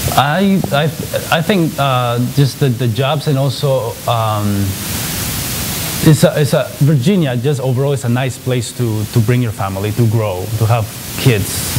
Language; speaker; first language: English; non-native, fluent; Spanish